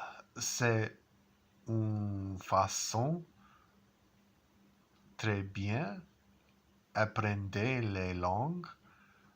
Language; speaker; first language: French; non-native, learner; English